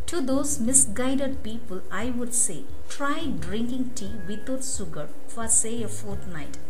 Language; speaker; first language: English; non-native, local second language; Tamil